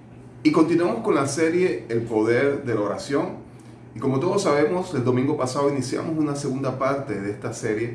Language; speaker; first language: Spanish; native; Spanish